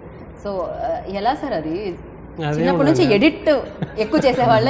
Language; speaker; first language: Telugu; native; Telugu